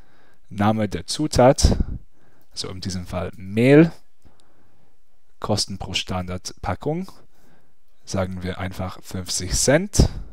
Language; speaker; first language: German; non-native, fluent; English